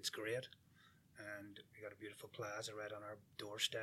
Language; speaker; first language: English; native; English